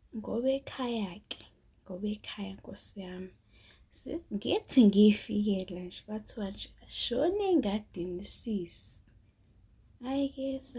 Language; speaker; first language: Zulu; native; Zulu